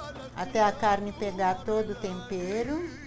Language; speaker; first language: Portuguese; non-native, fluent; Arabic